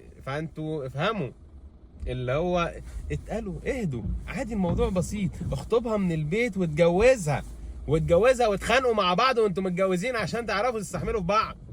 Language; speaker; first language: Arabic; native; Arabic